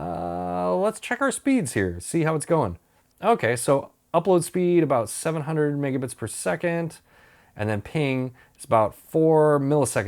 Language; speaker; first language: English; native; English